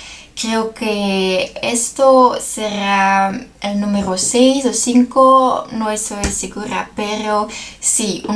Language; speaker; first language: Spanish; non-native, learner; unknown